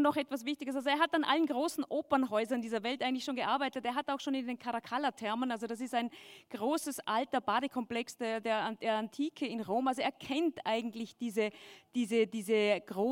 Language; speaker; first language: German; native; German